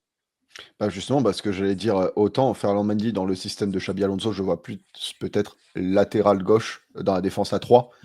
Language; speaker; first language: French; native; French